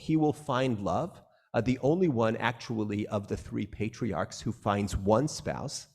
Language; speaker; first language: English; native; English